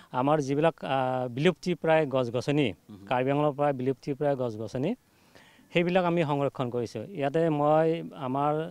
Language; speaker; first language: Assamese; native; Assamese